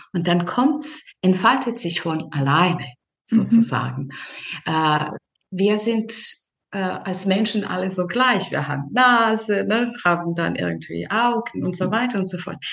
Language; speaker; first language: German; non-native, fluent; Serbian